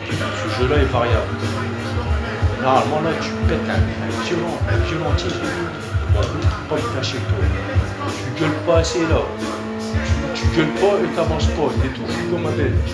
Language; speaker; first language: French; native; French